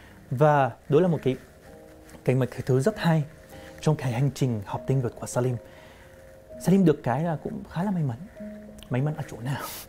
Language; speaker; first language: Vietnamese; non-native, fluent; Arabic